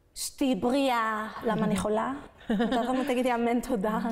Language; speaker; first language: Hebrew; early bilingual, other home language; French